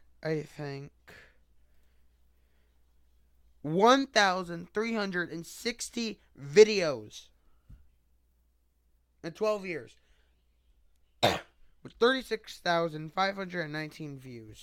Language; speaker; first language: English; native; English